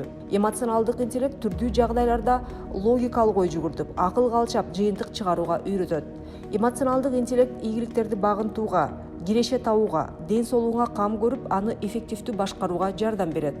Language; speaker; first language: Kyrgyz; native; Kyrgyz